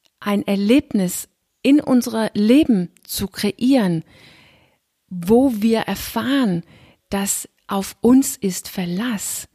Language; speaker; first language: German; non-native, fluent; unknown